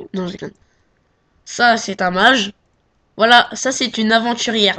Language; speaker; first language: French; native; French